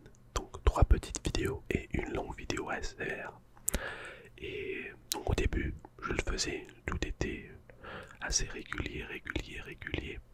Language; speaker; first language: French; non-native, fluent; English